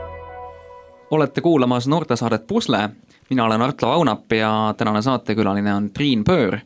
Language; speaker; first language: Estonian; native; Estonian